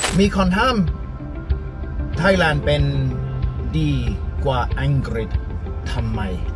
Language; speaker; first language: Thai; non-native, learner; English